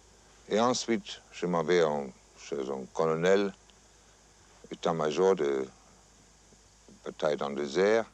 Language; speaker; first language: French; non-native, fluent; German